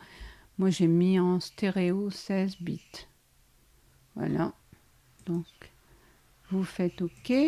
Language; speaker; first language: French; native; French